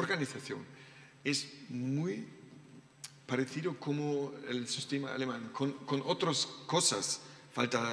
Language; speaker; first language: Spanish; non-native, learner; German